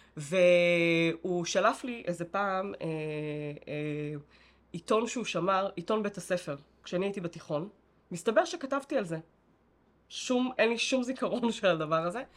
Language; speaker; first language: Hebrew; native; Hebrew